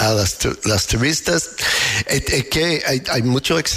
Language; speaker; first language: Spanish; non-native, learner; English